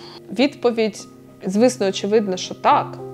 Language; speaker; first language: Ukrainian; native; Ukrainian